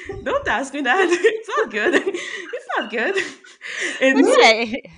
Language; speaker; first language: English; non-native, fluent; Hungarian